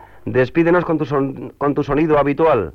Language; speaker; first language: Spanish; native; Spanish